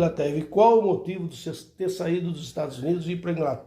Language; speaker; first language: Portuguese; native; Portuguese